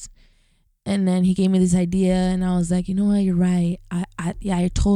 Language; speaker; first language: English; native; English